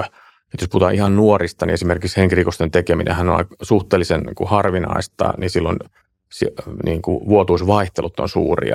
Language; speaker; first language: Finnish; native; Finnish